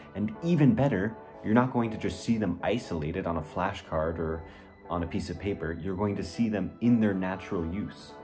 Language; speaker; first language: English; native; English